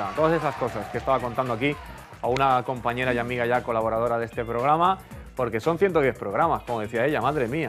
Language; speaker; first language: Spanish; native; Spanish